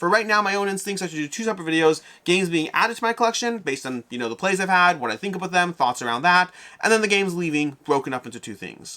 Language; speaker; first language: English; native; English